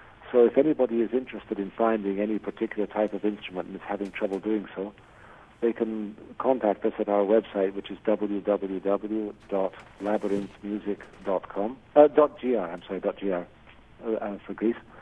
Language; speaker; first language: English; native; English